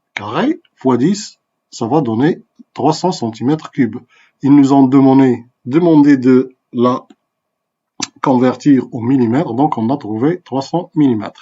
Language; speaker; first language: French; non-native, local second language; Arabic